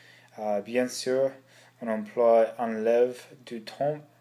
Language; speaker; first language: French; non-native, learner; English